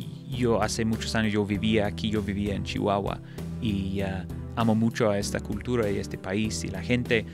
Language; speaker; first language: Spanish; non-native, fluent; English